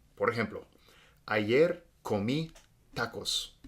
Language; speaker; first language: Spanish; non-native, fluent; English